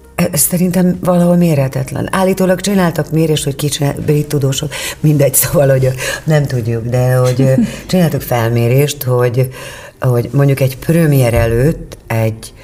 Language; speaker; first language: Hungarian; native; Hungarian